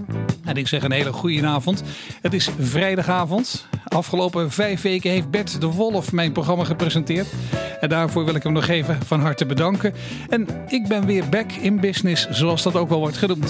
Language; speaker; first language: Dutch; native; Dutch